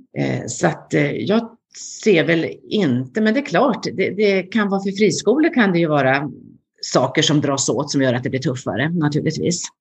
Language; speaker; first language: Swedish; native; Swedish